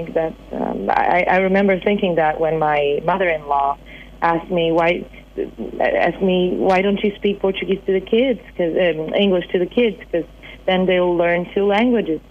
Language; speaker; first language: English; non-native, fluent; Portuguese